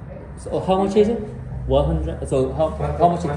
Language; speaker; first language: English; non-native, fluent; Korean